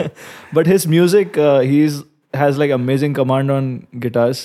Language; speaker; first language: English; non-native, local second language; Hindi